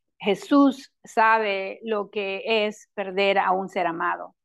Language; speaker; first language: Spanish; non-native, local second language; English